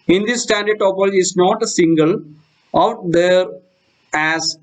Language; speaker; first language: English; non-native, local second language; Malayalam